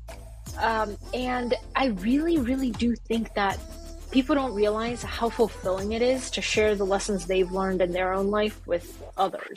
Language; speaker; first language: English; early bilingual, other home language; Bulgarian